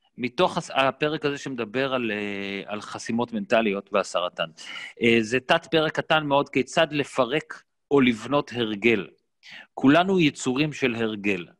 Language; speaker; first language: Hebrew; native; Hebrew